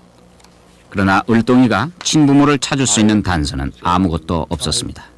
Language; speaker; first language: Korean; native; Korean